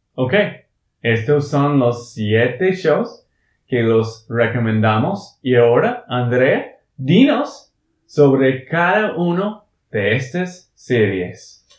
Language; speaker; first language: Spanish; non-native, learner; English